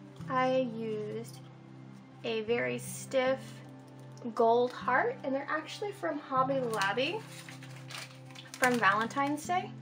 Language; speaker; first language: English; native; English